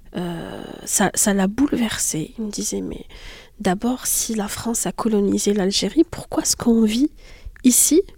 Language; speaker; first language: French; non-native, local second language; Arabic